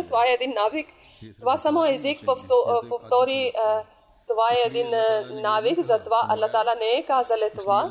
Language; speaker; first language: Bulgarian; non-native, local second language; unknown